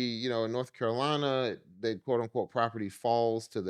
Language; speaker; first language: English; native; English